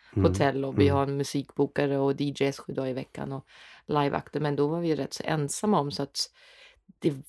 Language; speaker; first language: Swedish; non-native, fluent; German